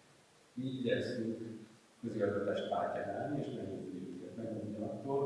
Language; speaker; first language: Hungarian; native; Hungarian